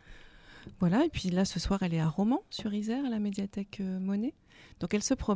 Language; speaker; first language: French; native; French